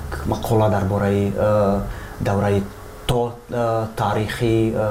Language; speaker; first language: Persian; non-native, fluent; Czech